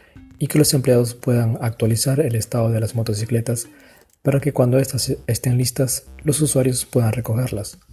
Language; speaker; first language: Spanish; native; Spanish